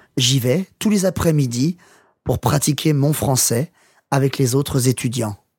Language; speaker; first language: French; non-native, learner; English